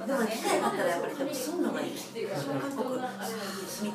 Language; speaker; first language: Japanese; native; Japanese